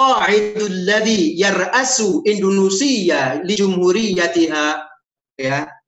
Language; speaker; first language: Arabic; non-native, fluent; Indonesian